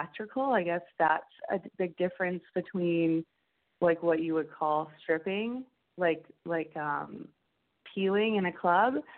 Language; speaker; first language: English; native; English